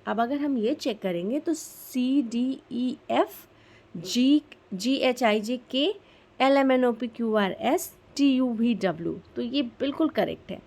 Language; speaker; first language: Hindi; native; Hindi